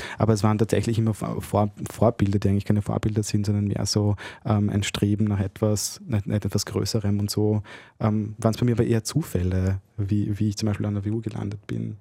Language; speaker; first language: German; early bilingual, other home language; Bosnian